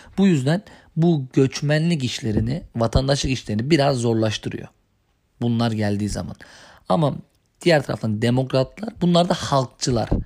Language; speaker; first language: Turkish; native; Turkish